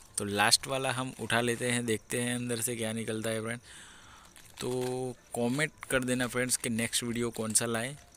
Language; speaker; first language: Hindi; native; Hindi